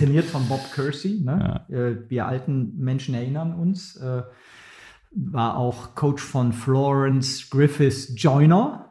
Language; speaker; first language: German; native; German